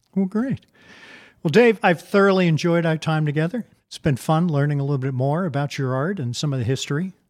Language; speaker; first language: English; native; English